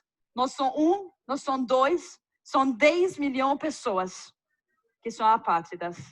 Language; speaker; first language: Portuguese; non-native, fluent; Arabic